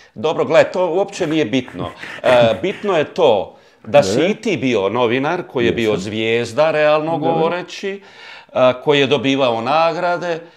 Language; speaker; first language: Croatian; native; Croatian